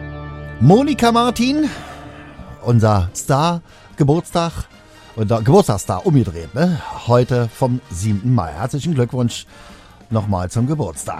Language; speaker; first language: German; native; German